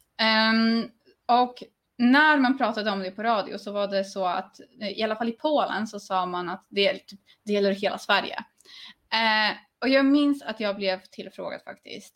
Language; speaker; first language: Swedish; early bilingual, other home language; Polish